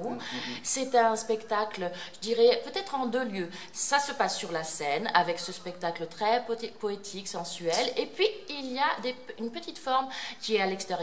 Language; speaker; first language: French; native; French